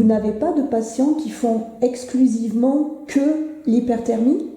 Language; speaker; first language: French; native; French